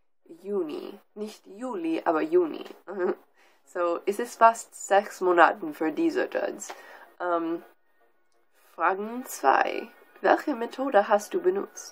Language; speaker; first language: German; non-native, learner; English